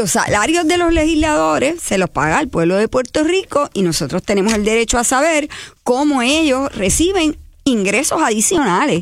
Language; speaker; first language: Spanish; native; Spanish